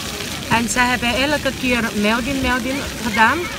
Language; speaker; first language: Dutch; non-native, learner; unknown